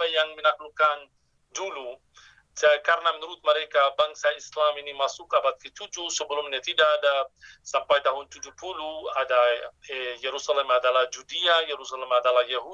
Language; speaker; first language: Indonesian; non-native, fluent; Arabic